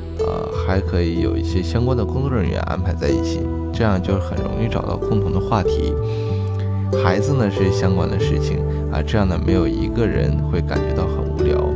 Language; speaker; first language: Chinese; native; Chinese